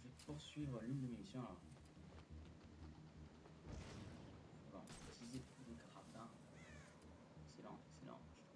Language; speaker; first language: French; native; French